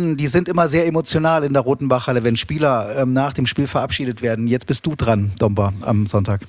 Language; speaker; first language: German; native; German